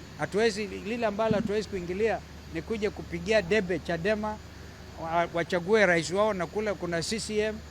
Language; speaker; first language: Swahili; non-native, local second language; Kamba